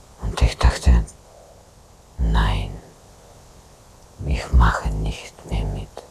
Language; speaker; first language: German; non-native, fluent; Russian